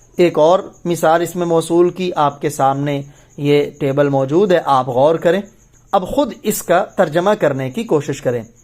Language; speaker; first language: Urdu; native; Urdu